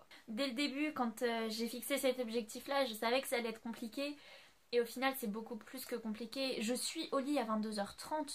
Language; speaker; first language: French; native; French